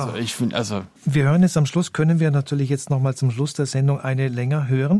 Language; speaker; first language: German; native; German